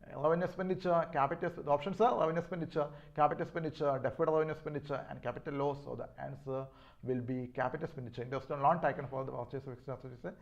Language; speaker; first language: English; non-native, local second language; Malayalam